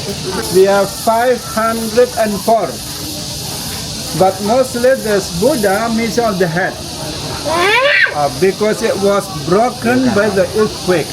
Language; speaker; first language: English; non-native, learner; Indonesian